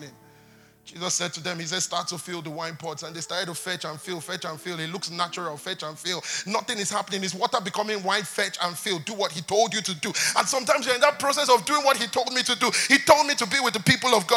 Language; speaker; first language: English; non-native, local second language; Yoruba